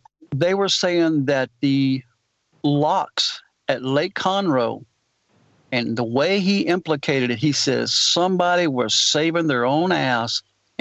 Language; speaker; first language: English; native; English